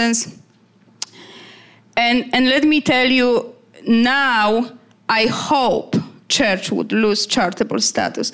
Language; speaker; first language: English; non-native, fluent; Polish